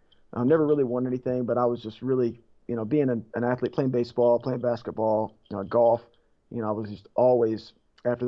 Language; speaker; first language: English; native; English